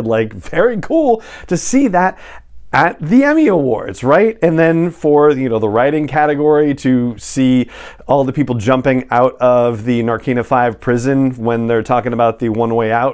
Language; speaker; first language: English; native; English